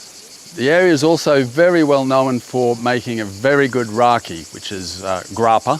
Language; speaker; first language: English; native; English